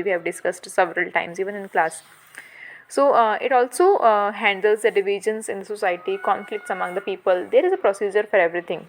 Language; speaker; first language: English; non-native, local second language; Hindi